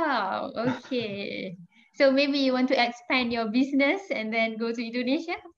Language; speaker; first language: English; non-native, fluent; Malay